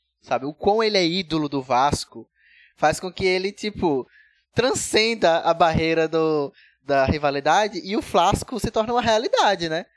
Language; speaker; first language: Portuguese; native; Portuguese